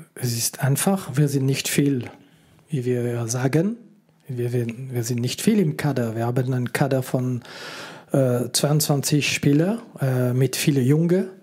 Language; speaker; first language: German; non-native, local second language; French